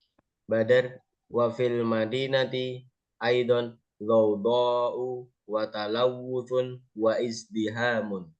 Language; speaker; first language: Arabic; non-native, fluent; Indonesian